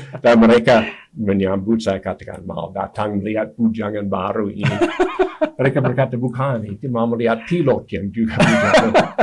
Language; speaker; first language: Indonesian; non-native, fluent; English